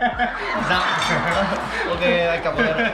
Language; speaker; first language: Vietnamese; native; Vietnamese